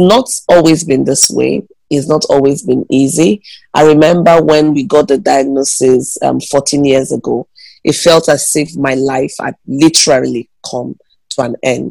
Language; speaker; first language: English; non-native, local second language; Igbo